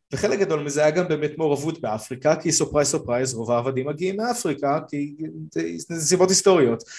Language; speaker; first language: Hebrew; native; Hebrew